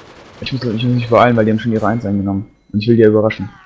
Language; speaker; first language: German; native; German